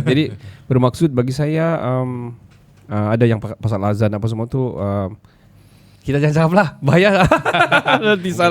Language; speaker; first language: Malay; native; Malay